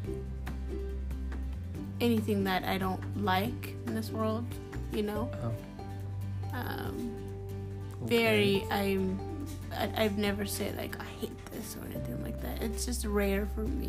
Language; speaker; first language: English; non-native, fluent; Amharic